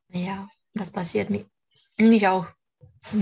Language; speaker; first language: German; non-native, learner; Romanian